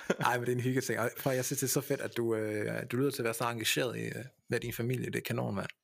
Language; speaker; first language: Danish; early bilingual, other home language; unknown